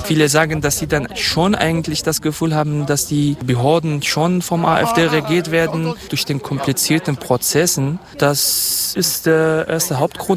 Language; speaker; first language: German; non-native, fluent; Kurdish